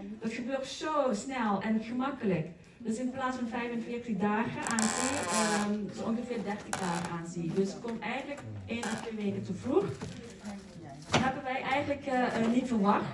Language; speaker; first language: Dutch; non-native, learner; Thai